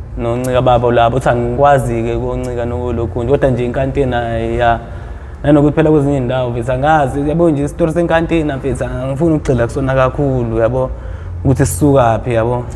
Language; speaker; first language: Zulu; native; Zulu